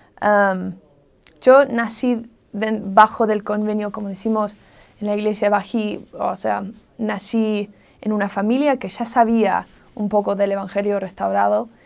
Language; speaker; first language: Spanish; non-native, fluent; English